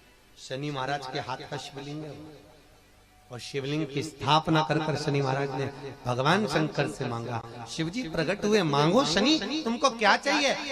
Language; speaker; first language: Hindi; native; Hindi